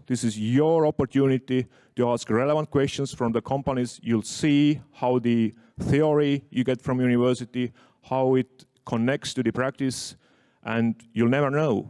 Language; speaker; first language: English; non-native, fluent; Estonian